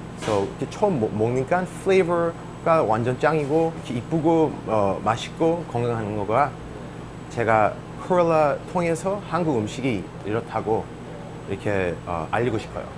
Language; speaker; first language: Korean; early bilingual, heritage; English